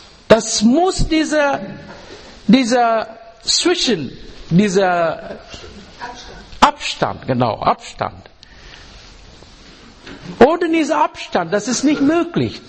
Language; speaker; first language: German; non-native, learner; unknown